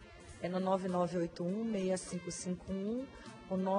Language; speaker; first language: Portuguese; native; Portuguese